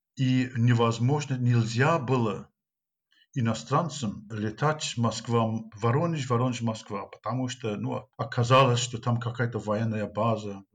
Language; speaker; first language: Russian; non-native, fluent; English